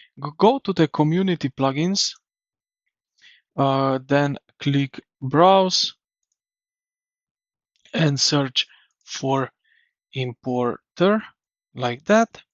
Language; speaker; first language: English; non-native, fluent; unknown